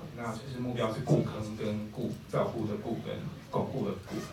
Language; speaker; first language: Chinese; native; Chinese